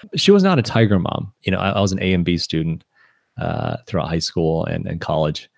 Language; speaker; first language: English; early bilingual, other home language; Chinese